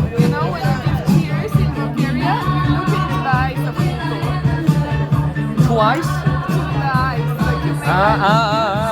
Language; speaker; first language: English; non-native, learner; Korean